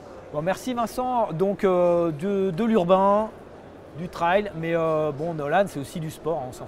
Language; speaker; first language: French; native; French